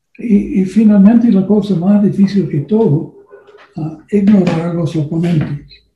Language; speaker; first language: Spanish; non-native, learner; English